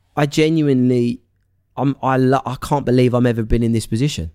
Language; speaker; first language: English; native; English